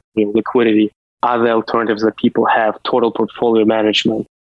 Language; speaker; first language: English; non-native, fluent; Russian